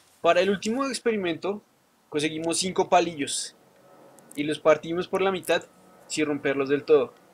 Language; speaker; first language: Spanish; native; Spanish